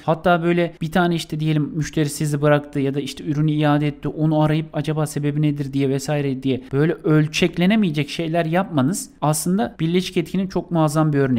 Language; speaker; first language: Turkish; native; Turkish